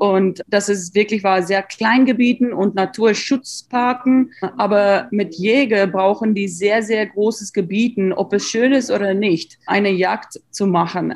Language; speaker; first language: German; non-native, learner; Afrikaans